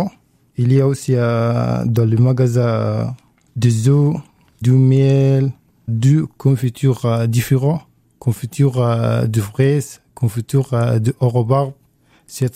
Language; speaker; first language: French; non-native, learner; Arabic